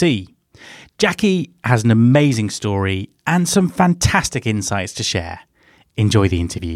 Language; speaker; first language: English; native; English